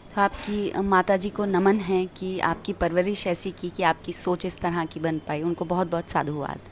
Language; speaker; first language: Hindi; native; Hindi